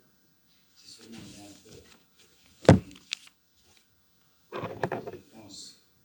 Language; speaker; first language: French; non-native, learner; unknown